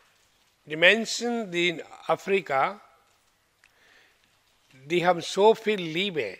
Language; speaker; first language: German; non-native, learner; Hindi